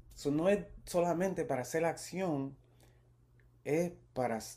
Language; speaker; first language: Spanish; early bilingual, heritage; Spanish